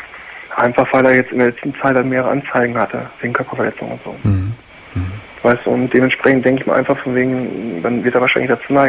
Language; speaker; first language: German; native; German